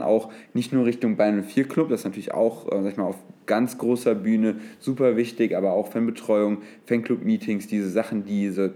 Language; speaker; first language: German; native; German